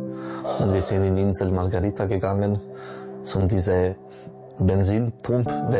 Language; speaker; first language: German; non-native, local second language; French